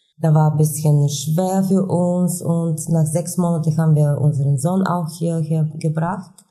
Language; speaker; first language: German; non-native, fluent; Bulgarian